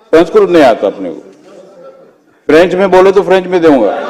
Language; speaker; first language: Hindi; non-native, local second language; Marathi